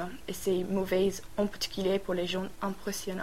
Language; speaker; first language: French; non-native, learner; English